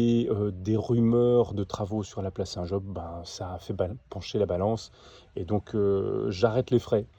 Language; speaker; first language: French; native; French